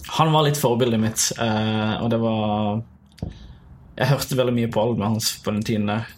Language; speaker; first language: Norwegian; early bilingual, other home language; Bosnian